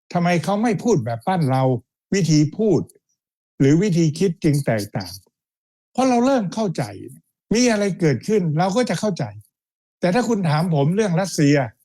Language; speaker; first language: Thai; native; Thai